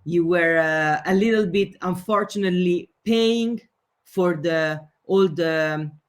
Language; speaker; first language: English; non-native, fluent; Italian